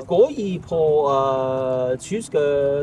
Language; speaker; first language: Danish; non-native, learner; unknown